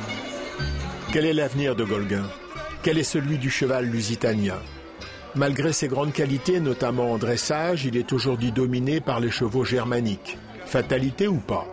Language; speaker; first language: French; native; French